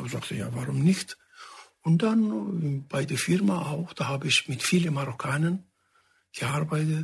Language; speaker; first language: German; non-native, fluent; Greek